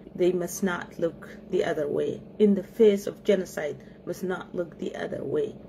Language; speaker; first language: English; non-native, fluent; Arabic